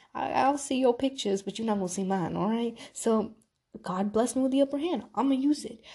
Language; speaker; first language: English; early bilingual, other home language; Urdu